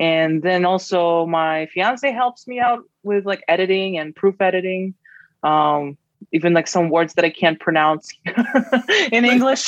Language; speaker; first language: English; non-native, fluent; Kazakh